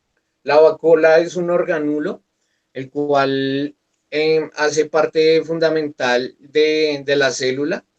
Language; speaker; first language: Spanish; native; Spanish